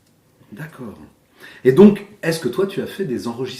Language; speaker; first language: French; native; French